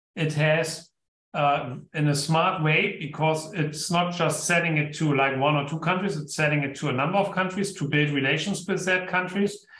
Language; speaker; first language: English; non-native, fluent; German